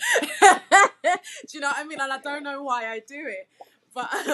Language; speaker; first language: English; native; English